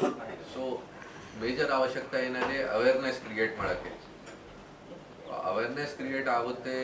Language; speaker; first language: Kannada; non-native, learner; Hindi